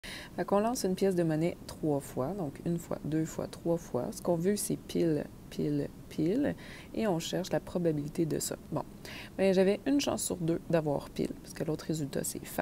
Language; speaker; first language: French; native; French